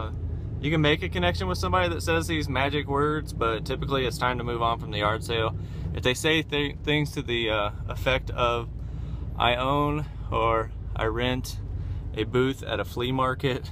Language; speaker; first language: English; native; English